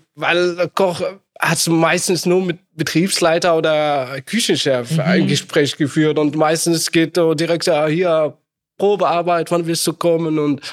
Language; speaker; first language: German; non-native, fluent; Arabic